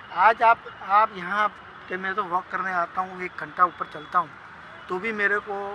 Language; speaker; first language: Hindi; non-native, local second language; Gujarati